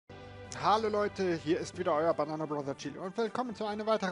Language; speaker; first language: German; native; German